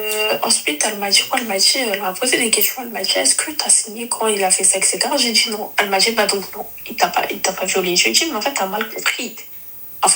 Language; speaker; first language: French; native; French